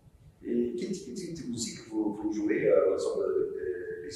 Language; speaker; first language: French; non-native, learner; Portuguese